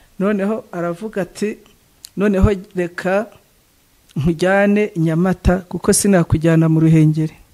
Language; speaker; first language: Kinyarwanda; native; Kinyarwanda